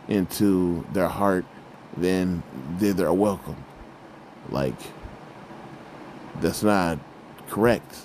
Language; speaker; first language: English; native; English